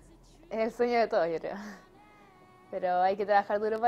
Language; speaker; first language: Spanish; native; Spanish